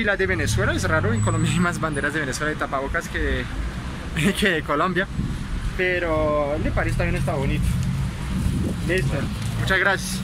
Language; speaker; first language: Spanish; non-native, fluent; French